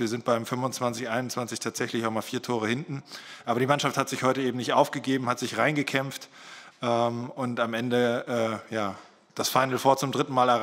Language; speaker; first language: German; native; German